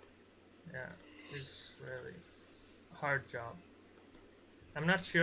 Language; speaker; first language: English; non-native, learner; Bangla